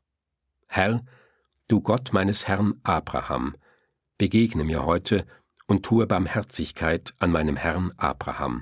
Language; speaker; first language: German; native; German